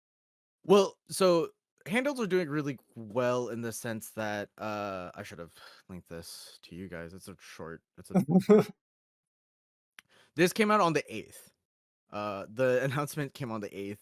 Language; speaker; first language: English; native; English